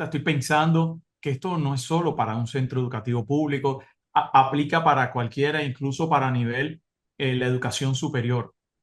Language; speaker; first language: Spanish; native; Spanish